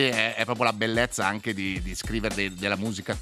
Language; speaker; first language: Italian; native; Italian